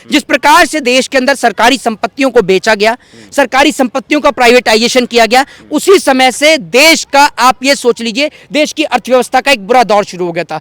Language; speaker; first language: Hindi; native; Hindi